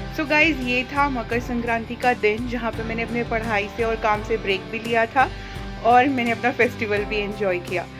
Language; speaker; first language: Hindi; non-native, local second language; Telugu